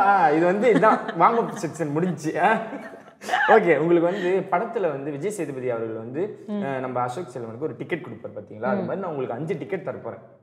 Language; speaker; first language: Tamil; native; Tamil